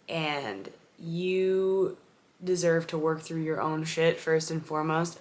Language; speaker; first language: English; native; English